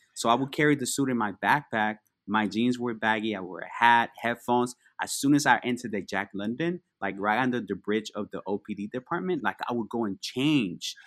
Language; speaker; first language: English; early bilingual, other home language; Spanish